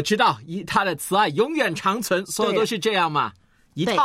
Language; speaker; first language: Chinese; native; Chinese